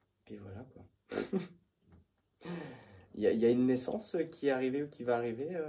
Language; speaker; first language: French; native; French